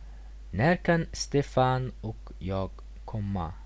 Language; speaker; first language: Swedish; non-native, fluent; Mongolian